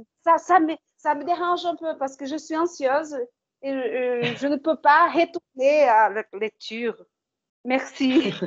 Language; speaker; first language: French; non-native, learner; Portuguese